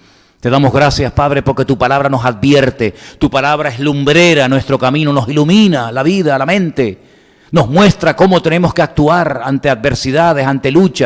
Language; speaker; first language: Spanish; native; Spanish